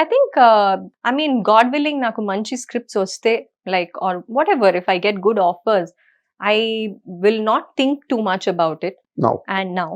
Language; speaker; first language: Telugu; non-native, fluent; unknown